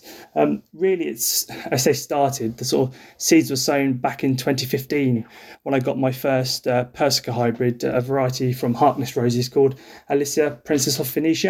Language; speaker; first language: English; native; English